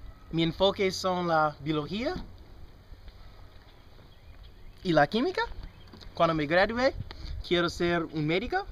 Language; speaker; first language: Spanish; non-native, learner; English